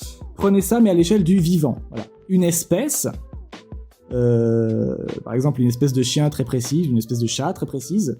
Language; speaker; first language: French; native; French